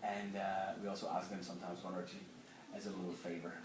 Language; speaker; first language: English; non-native, fluent; Czech